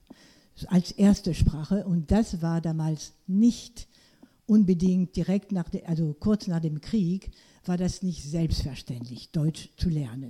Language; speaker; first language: German; non-native, fluent; French